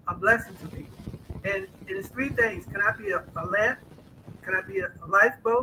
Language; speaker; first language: English; native; English